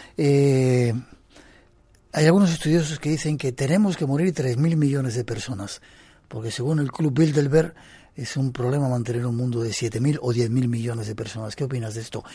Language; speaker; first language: Spanish; native; Spanish